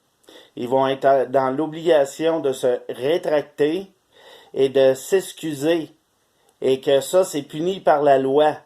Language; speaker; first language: French; native; French